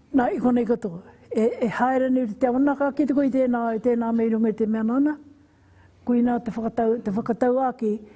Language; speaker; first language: Māori; native; Māori